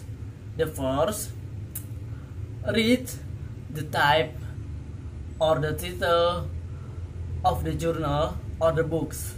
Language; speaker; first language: English; non-native, learner; Indonesian